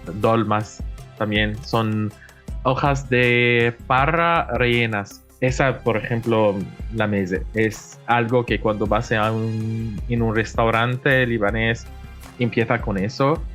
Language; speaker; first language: Spanish; non-native, fluent; Arabic